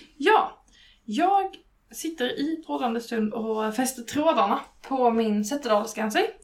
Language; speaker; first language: Swedish; native; Swedish